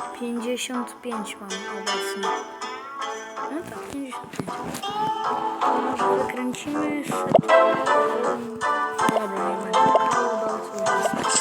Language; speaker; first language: Polish; native; Polish